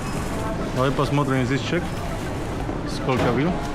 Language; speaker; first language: Russian; non-native, learner; Spanish